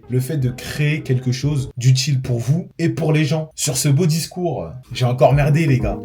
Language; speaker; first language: French; native; French